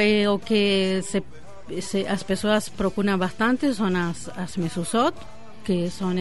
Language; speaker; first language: Portuguese; non-native, fluent; Spanish